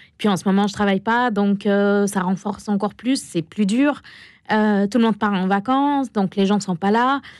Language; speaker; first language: French; non-native, fluent; Arabic